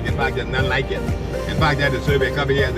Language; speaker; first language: English; native; English